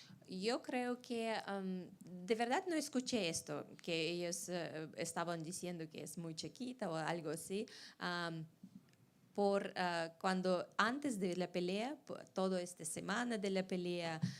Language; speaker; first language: Spanish; non-native, fluent; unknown